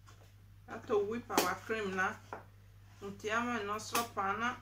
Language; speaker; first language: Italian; non-native, learner; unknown